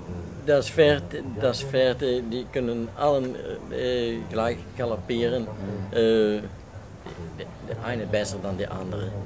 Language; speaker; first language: German; non-native, learner; Dutch